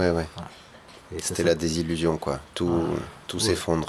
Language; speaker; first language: French; native; French